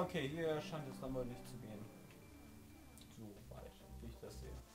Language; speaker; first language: German; native; German